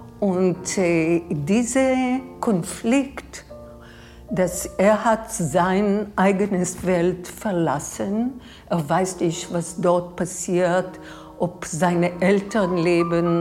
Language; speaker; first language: German; non-native, fluent; Hebrew